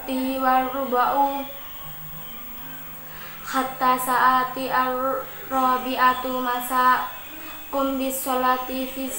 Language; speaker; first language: Arabic; non-native, learner; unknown